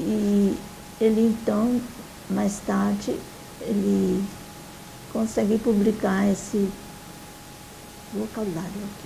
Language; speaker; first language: Portuguese; early bilingual, other home language; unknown